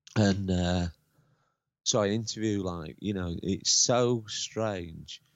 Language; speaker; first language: English; native; English